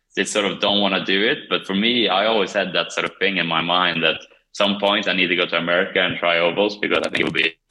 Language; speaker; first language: English; non-native, fluent; Swedish